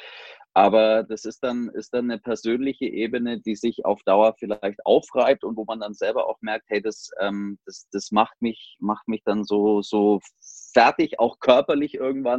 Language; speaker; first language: German; native; German